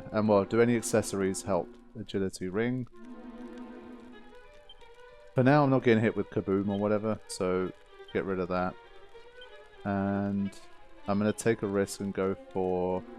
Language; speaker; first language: English; native; English